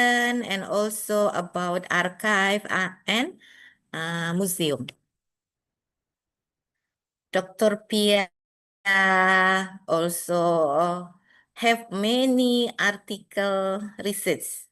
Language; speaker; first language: English; non-native, fluent; Indonesian